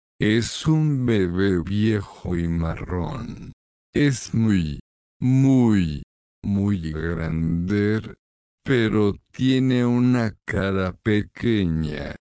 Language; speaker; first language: Spanish; non-native, learner; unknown